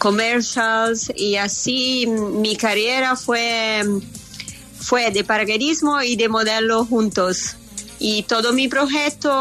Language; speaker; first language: Spanish; non-native, fluent; Italian